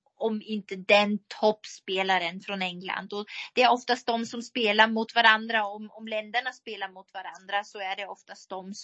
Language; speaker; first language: Swedish; non-native, fluent; German